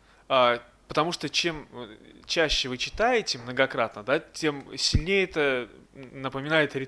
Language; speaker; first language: Russian; native; Russian